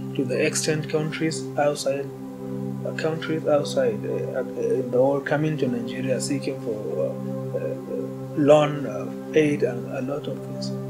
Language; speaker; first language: English; non-native, local second language; Hausa